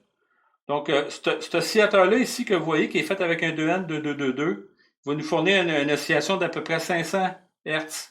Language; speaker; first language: French; native; French